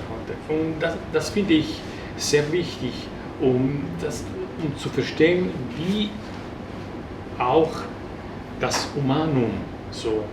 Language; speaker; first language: German; non-native, fluent; Italian